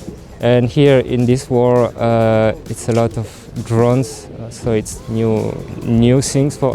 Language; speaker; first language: English; non-native, learner; French